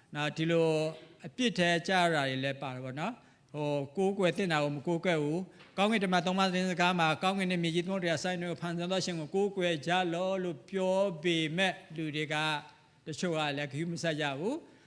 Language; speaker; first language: Burmese; non-native, local second language; S'gaw Karen